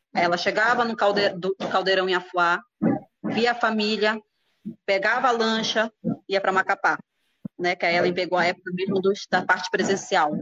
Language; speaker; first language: Portuguese; native; Portuguese